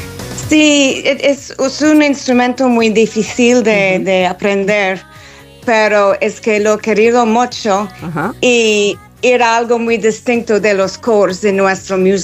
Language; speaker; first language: Spanish; non-native, fluent; English